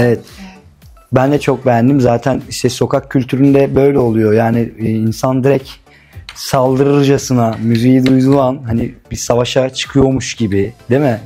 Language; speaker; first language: Turkish; native; Turkish